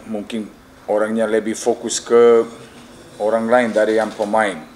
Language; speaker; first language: Indonesian; non-native, fluent; English